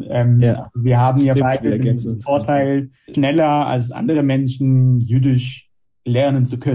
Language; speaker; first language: German; non-native, fluent; Hebrew